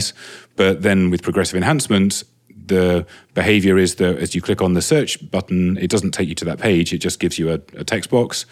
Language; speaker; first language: English; native; English